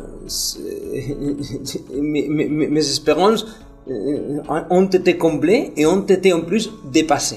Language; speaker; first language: French; non-native, fluent; Spanish